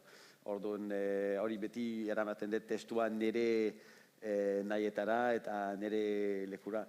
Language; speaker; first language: Basque; non-native, fluent; French